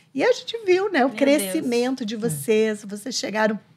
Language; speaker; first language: Portuguese; native; Portuguese